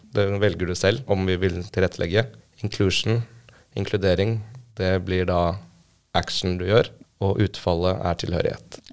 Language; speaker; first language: Norwegian; native; Norwegian